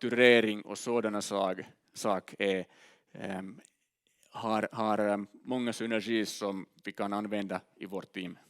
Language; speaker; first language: Swedish; non-native, learner; Finnish